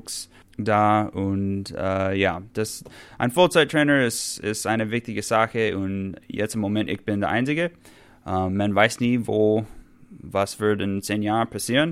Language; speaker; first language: German; non-native, fluent; English